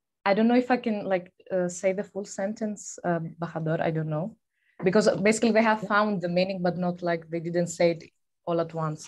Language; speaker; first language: English; non-native, fluent; Greek